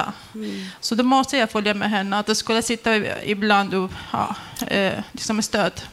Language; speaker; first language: Swedish; non-native, learner; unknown